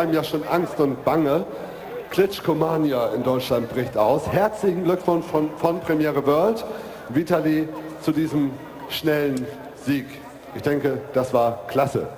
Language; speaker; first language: German; native; German